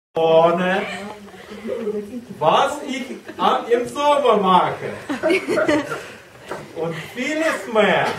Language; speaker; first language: German; non-native, learner; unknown